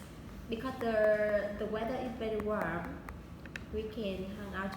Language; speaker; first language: English; non-native, learner; Vietnamese